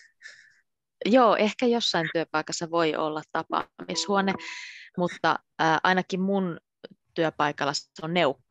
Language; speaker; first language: Finnish; native; Finnish